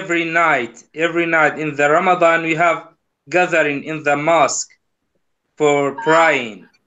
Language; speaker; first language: English; non-native, learner; Kurdish